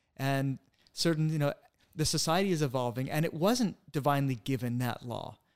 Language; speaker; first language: English; native; English